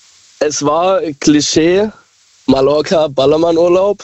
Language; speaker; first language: German; native; German